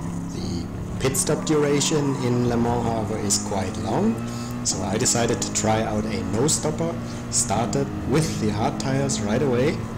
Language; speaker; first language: English; non-native, fluent; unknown